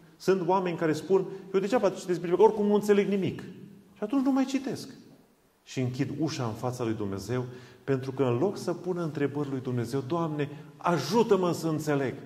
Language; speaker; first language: Romanian; non-native, local second language; Hungarian